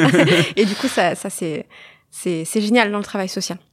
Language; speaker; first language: French; native; French